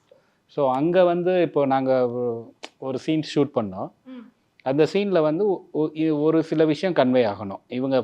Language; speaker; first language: Tamil; native; Tamil